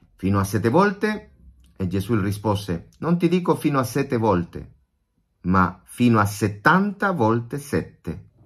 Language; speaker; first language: Italian; non-native, fluent; Spanish